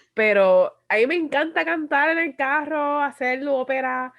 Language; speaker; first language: Spanish; early bilingual, other home language; English